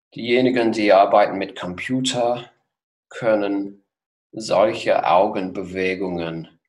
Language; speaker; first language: German; non-native, fluent; English